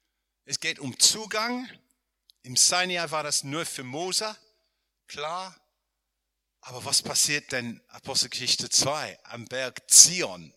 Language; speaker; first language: German; non-native, fluent; English